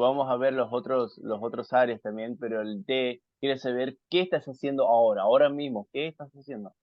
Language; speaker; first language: Spanish; non-native, fluent; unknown